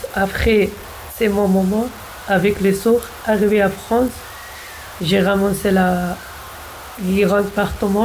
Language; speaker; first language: French; non-native, learner; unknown